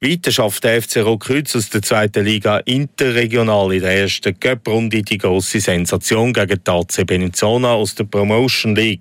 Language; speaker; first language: German; native; German